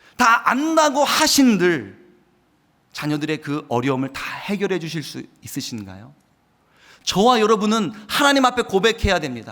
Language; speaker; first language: Korean; native; Korean